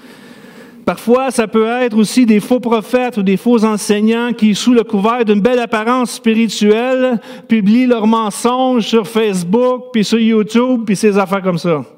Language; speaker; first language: French; native; French